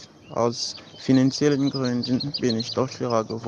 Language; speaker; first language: German; non-native, fluent; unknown